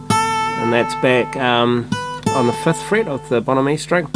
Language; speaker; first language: English; native; English